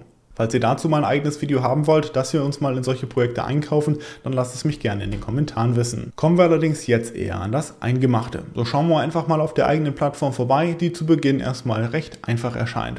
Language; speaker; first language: German; native; German